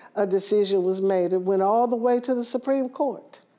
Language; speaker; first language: English; native; English